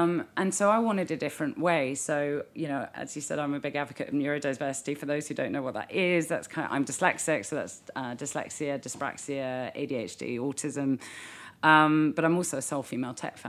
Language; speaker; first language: English; native; English